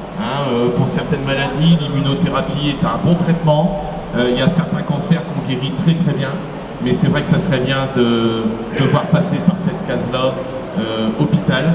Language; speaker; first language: French; native; French